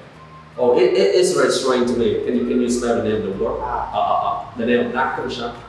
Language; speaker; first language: English; non-native, learner; Vietnamese